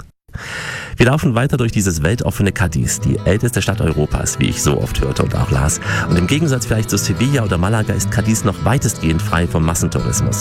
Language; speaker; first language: German; native; German